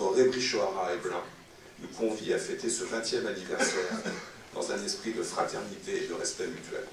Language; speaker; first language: French; native; French